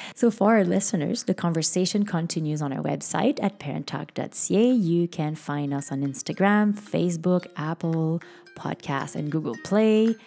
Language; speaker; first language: English; non-native, fluent; French